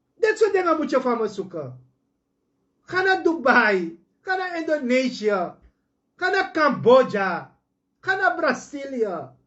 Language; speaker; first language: Dutch; native; Dutch